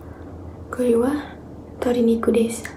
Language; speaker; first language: Japanese; non-native, learner; Indonesian